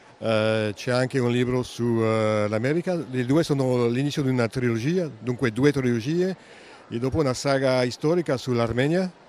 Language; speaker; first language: Italian; non-native, learner; French